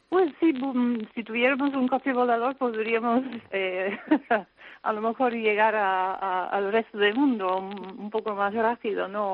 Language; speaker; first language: Spanish; non-native, fluent; English